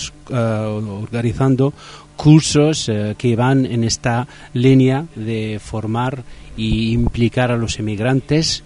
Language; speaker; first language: Spanish; non-native, fluent; Riffian